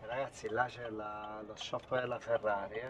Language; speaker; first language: Italian; native; Italian